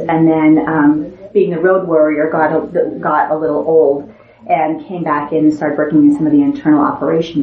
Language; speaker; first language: English; native; English